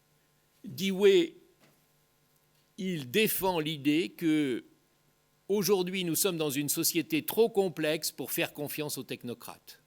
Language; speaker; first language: French; native; French